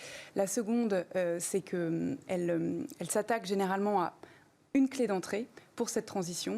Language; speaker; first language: French; native; French